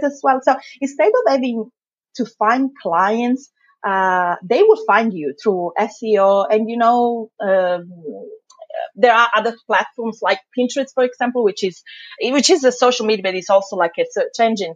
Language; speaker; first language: English; non-native, fluent; Italian